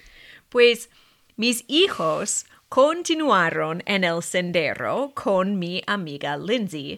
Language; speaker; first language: Spanish; non-native, fluent; English